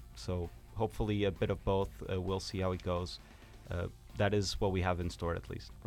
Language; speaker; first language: English; non-native, fluent; Portuguese